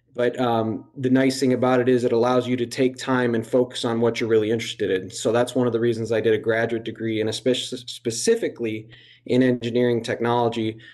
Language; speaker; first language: English; native; English